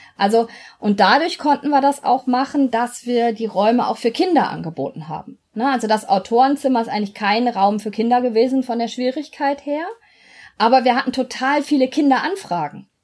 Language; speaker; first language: German; native; German